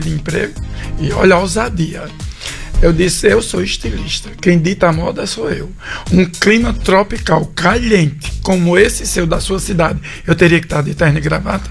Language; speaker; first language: Portuguese; native; Portuguese